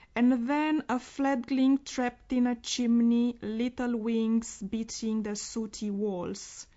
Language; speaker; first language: English; non-native, fluent; Romanian